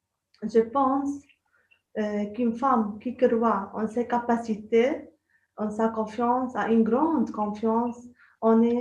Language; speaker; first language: French; non-native, local second language; Arabic